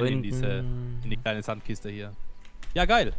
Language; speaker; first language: German; native; German